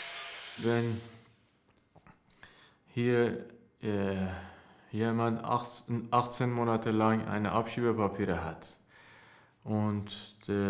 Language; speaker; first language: German; non-native, learner; Persian